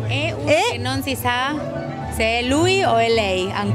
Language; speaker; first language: Italian; non-native, learner; Spanish